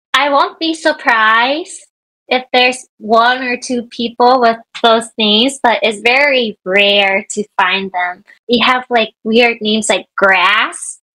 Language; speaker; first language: English; native; English